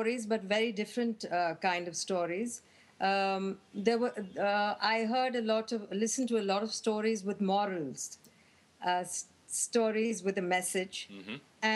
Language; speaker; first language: English; non-native, local second language; Tamil